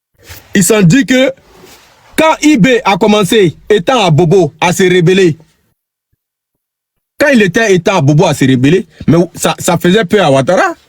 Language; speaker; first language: French; native; French